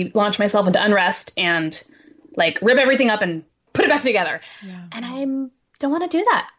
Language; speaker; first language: English; native; English